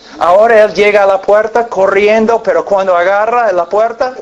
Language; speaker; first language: Spanish; non-native, fluent; English